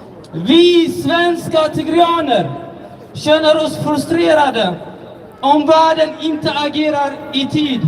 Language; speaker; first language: Swedish; early bilingual, other home language; Tigrinya